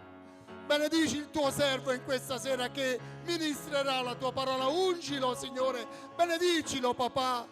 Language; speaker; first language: Italian; native; Italian